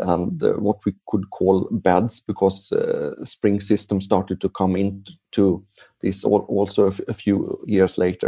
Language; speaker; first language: English; non-native, fluent; Swedish